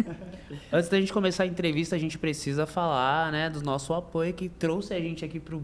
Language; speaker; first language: Portuguese; native; Portuguese